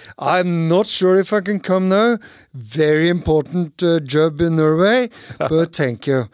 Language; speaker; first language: English; non-native, fluent; Norwegian